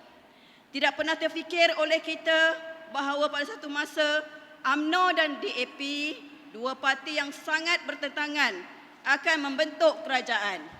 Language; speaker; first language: Malay; native; Malay